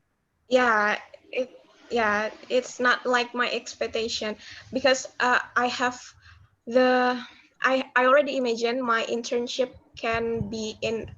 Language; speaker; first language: English; non-native, learner; Indonesian